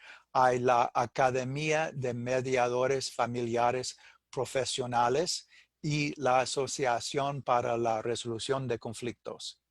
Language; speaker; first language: Spanish; non-native, fluent; English